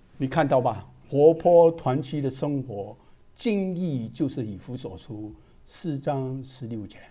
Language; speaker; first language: Chinese; non-native, local second language; Cantonese